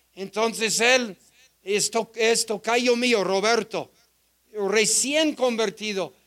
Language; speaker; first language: Spanish; non-native, fluent; English